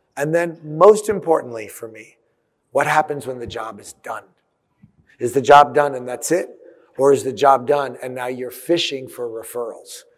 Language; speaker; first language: English; early bilingual, other home language; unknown